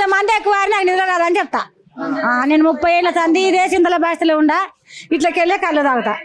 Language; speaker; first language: Telugu; native; Telugu